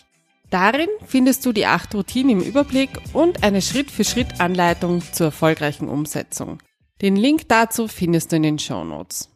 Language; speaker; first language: German; native; German